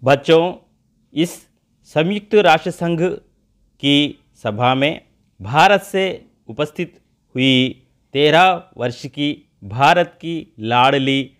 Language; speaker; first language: Hindi; non-native, local second language; Telugu